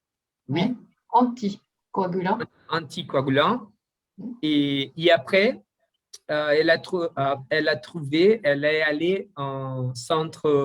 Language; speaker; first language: French; non-native, learner; Portuguese